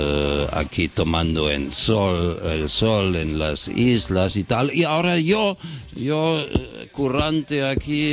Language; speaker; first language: Spanish; non-native, fluent; German